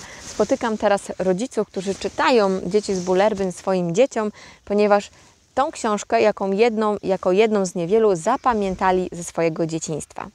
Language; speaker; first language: Polish; native; Polish